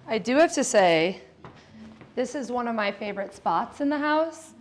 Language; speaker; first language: English; native; English